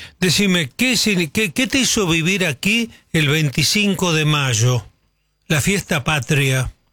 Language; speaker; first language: Spanish; native; Spanish